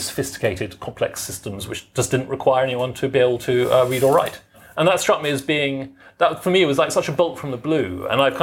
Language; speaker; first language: English; native; English